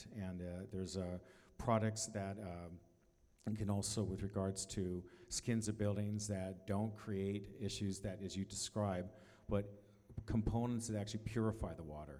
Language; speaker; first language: English; native; English